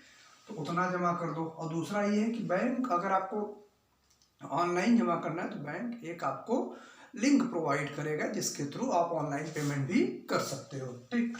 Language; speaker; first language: Hindi; native; Hindi